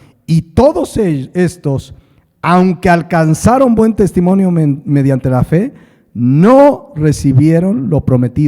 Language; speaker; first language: Spanish; native; Spanish